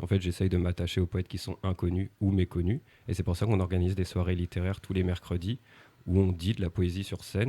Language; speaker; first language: French; native; French